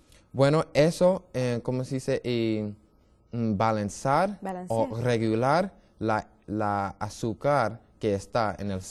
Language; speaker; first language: Spanish; non-native, learner; English